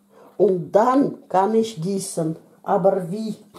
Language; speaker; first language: German; non-native, fluent; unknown